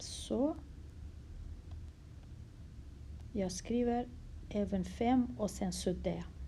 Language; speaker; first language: Swedish; non-native, fluent; Kurdish